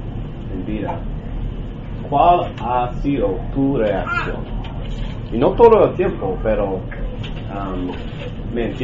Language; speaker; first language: Spanish; non-native, learner; English